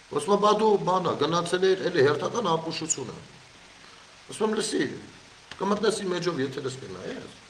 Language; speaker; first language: Armenian; native; Armenian